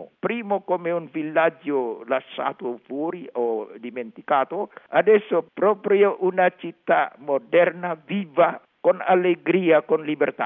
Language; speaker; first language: Italian; non-native, learner; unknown